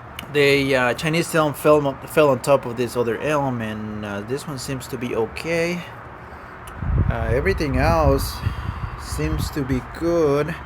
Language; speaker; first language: English; non-native, fluent; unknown